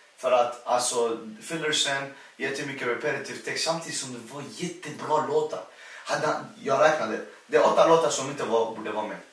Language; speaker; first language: Swedish; early bilingual, other home language; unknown